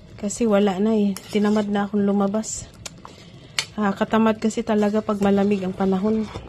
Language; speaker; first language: Filipino; non-native, local second language; Cebuano